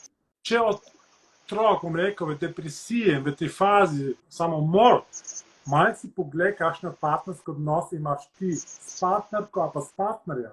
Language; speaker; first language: Slovenian; early bilingual, heritage; Slovenian